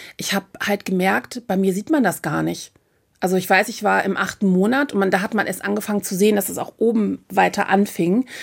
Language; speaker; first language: German; native; German